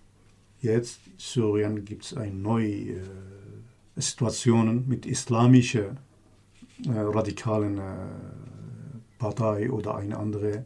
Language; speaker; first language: German; non-native, learner; Kurdish